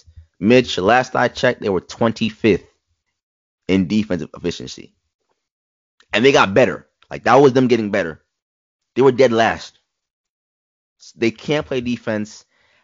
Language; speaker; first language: English; native; English